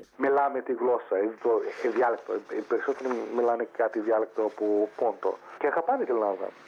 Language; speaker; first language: Greek; early bilingual, heritage; Greek